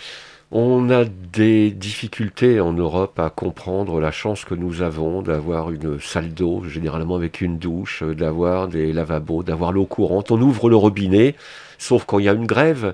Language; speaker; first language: French; native; French